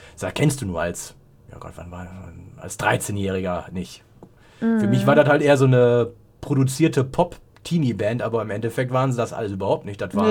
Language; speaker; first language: German; native; German